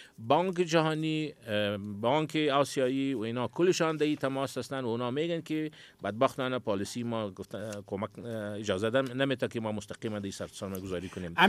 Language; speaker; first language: Persian; native; Persian